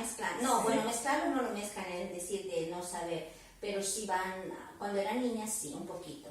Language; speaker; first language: Spanish; native; Spanish